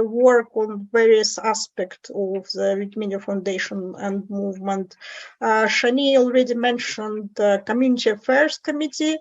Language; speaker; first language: English; non-native, fluent; Russian